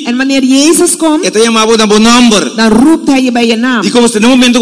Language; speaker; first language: Dutch; non-native, fluent; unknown